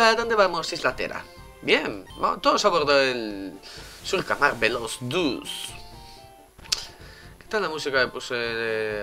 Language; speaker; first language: Spanish; native; Spanish